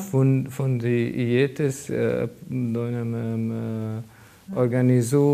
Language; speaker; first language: Albanian; non-native, learner; German